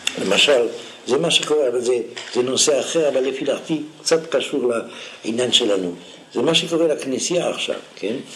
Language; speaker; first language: Hebrew; non-native, fluent; French